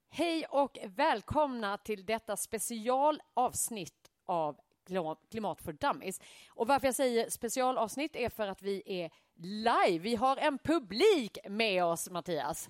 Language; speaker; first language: Swedish; native; Swedish